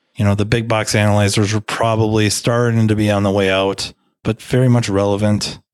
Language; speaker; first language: English; native; English